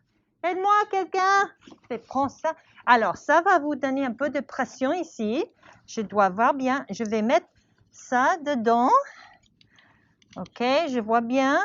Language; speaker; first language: French; non-native, learner; English